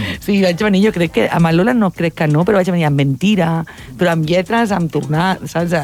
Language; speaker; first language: Catalan; non-native, local second language; Spanish